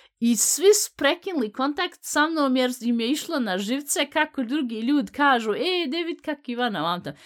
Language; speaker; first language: Bosnian; early bilingual, heritage; Bosnian